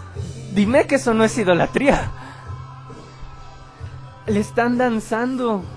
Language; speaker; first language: Spanish; native; Spanish